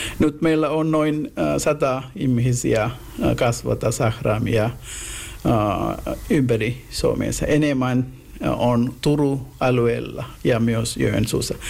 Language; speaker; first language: Finnish; non-native, learner; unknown